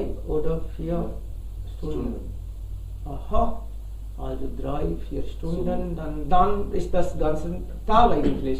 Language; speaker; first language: German; non-native, fluent; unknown